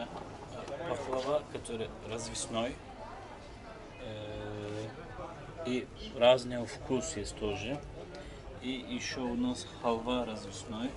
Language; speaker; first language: Russian; non-native, learner; Turkish